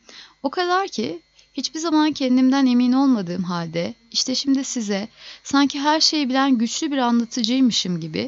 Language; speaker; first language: Turkish; native; Turkish